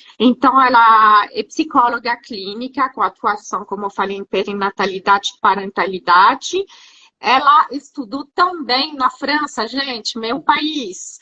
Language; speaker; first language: Portuguese; non-native, fluent; French